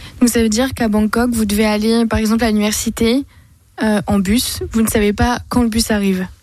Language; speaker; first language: French; native; French